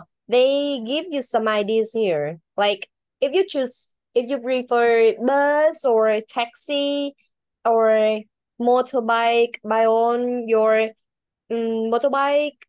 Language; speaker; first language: English; non-native, learner; Vietnamese